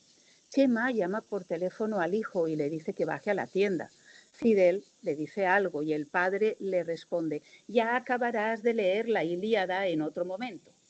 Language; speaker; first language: Spanish; native; Spanish